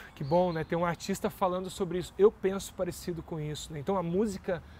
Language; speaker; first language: Portuguese; native; Portuguese